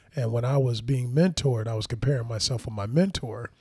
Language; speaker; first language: English; native; English